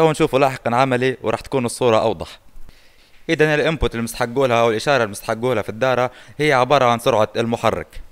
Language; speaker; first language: Arabic; native; Arabic